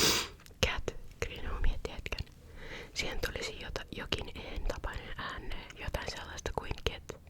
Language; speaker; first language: Finnish; native; Finnish